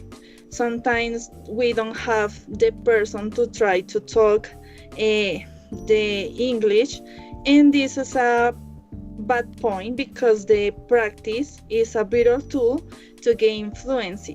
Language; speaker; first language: English; non-native, learner; Spanish